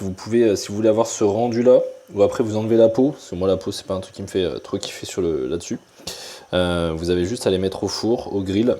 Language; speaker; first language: French; native; French